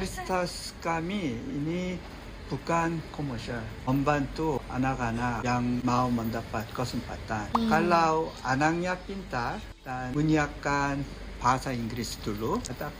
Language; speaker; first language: Indonesian; non-native, learner; Korean